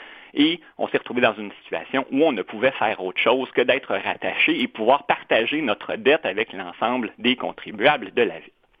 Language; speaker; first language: French; native; French